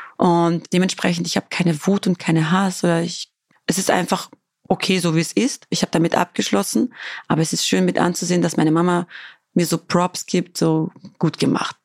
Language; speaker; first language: German; early bilingual, other home language; Albanian